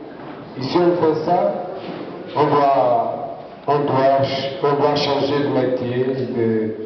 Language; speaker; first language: French; non-native, learner; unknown